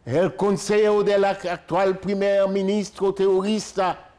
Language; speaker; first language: Spanish; non-native, fluent; Haitian Creole